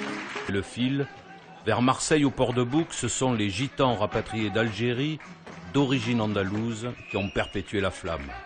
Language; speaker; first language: French; native; French